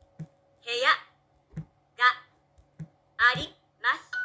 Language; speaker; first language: Japanese; non-native, learner; English